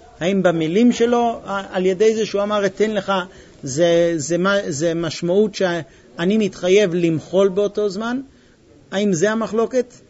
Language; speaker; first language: Hebrew; non-native, fluent; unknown